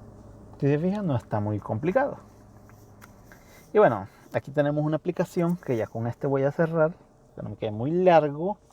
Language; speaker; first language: Spanish; native; Spanish